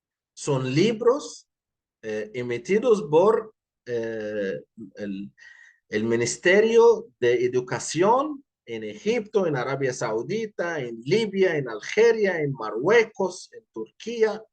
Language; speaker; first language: Spanish; non-native, fluent; Arabic